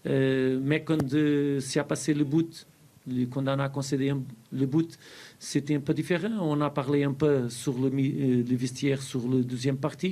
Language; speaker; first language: French; non-native, fluent; Portuguese